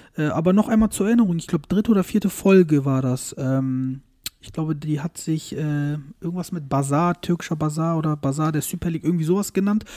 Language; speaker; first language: German; early bilingual, other home language; Turkish